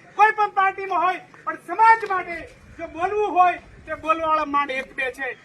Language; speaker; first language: Gujarati; non-native, local second language; Bhili